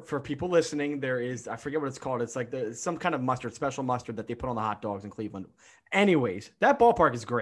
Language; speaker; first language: English; native; English